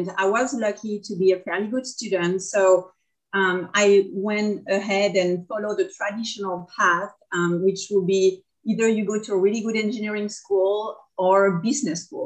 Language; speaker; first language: English; non-native, fluent; French